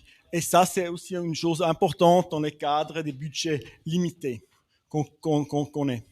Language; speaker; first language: French; non-native, fluent; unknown